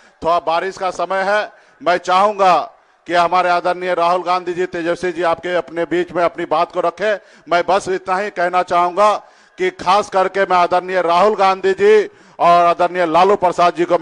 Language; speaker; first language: Hindi; native; Hindi